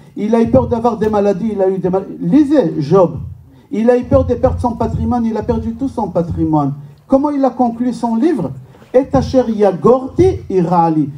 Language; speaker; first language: French; non-native, fluent; Hebrew